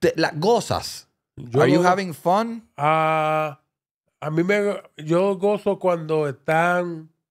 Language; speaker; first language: Spanish; early bilingual, heritage; Spanish